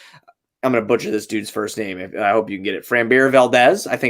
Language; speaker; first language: English; native; English